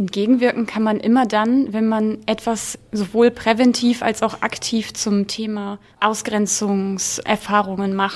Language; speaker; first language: German; native; German